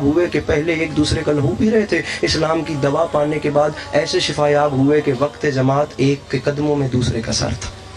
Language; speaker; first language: Urdu; native; Urdu